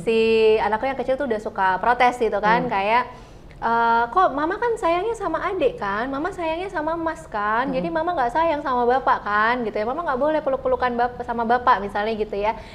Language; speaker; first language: Indonesian; native; Indonesian